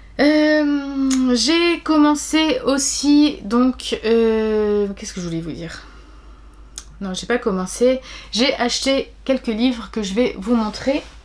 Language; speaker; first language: French; native; French